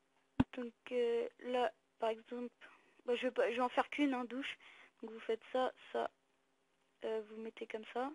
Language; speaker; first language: French; native; French